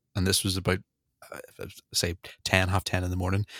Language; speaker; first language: English; native; English